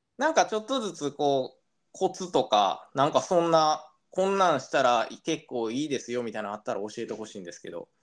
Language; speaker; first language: Japanese; native; Japanese